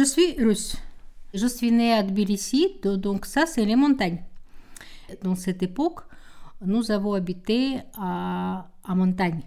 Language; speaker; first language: French; non-native, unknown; Russian